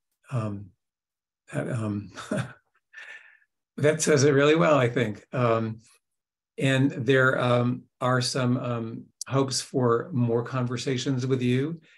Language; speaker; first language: English; native; English